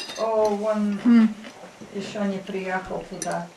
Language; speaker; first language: Russian; early bilingual, heritage; Russian